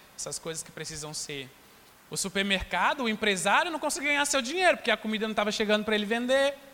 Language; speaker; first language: Portuguese; native; Portuguese